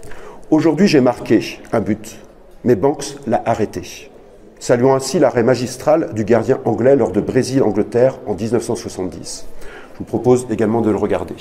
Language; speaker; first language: French; native; French